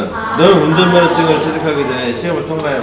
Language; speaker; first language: Korean; native; Korean